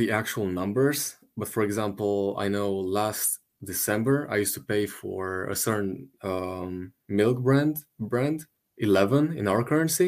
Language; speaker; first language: English; non-native, fluent; Romanian